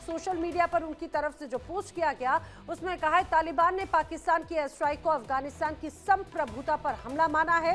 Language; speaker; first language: Hindi; native; Hindi